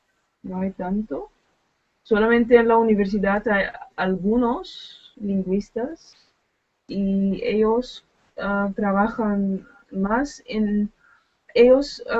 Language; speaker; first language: Spanish; non-native, learner; Dutch